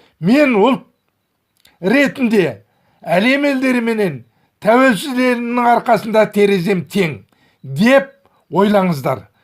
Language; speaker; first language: Kazakh; early bilingual, heritage; Kazakh